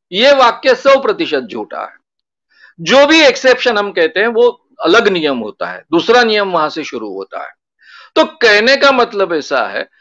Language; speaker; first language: Hindi; non-native, local second language; Marathi